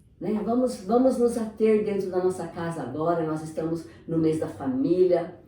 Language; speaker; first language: Portuguese; native; Portuguese